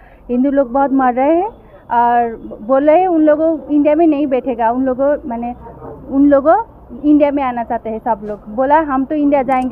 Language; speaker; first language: Hindi; non-native, local second language; Bangla